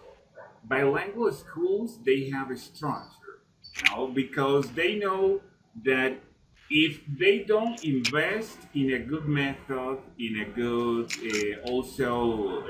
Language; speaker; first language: English; non-native, fluent; Spanish